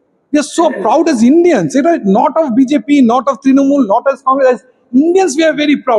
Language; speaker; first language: English; non-native, local second language; Bangla